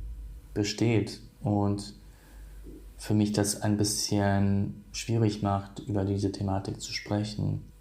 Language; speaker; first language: German; non-native, fluent; Polish